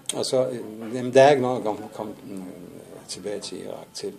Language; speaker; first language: Danish; non-native, fluent; Arabic